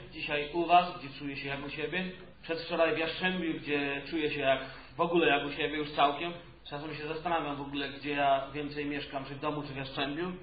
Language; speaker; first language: Polish; native; Polish